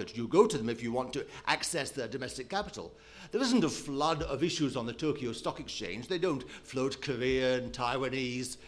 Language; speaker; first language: English; native; English